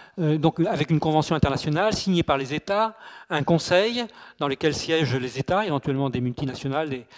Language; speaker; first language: French; native; French